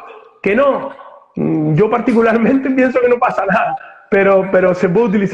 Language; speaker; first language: Spanish; native; Spanish